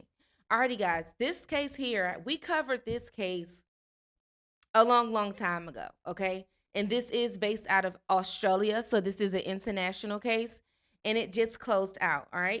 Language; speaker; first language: English; native; English